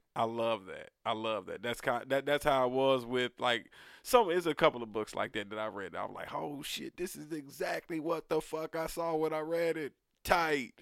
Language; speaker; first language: English; native; English